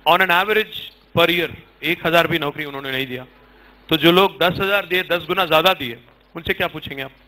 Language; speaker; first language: Hindi; non-native, local second language; Telugu